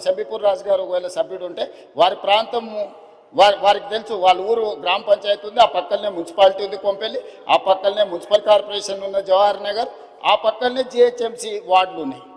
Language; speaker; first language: Telugu; native; Telugu